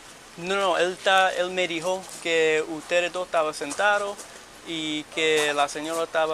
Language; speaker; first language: Spanish; early bilingual, heritage; Spanish